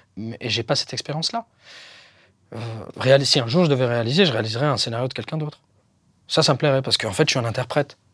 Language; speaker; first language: French; native; French